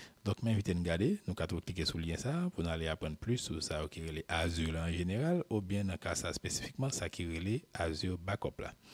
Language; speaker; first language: French; non-native, local second language; Haitian Creole